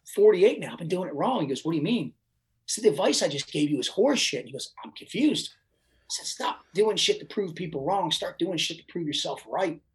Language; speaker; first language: English; native; English